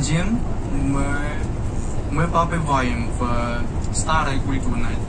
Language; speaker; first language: Russian; non-native, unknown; Chinese